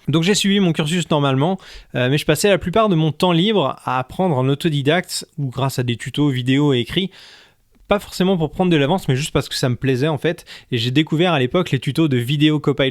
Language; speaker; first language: French; native; French